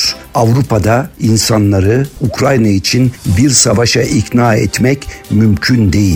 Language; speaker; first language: Turkish; native; Turkish